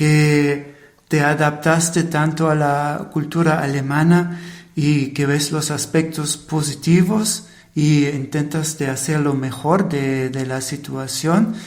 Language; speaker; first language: Spanish; non-native, fluent; German